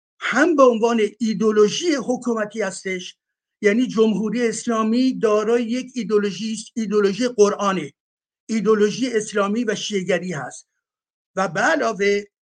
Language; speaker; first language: Persian; native; Persian